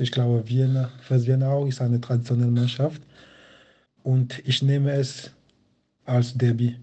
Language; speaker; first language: German; non-native, fluent; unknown